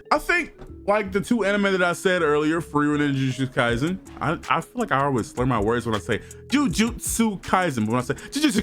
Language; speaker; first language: English; native; English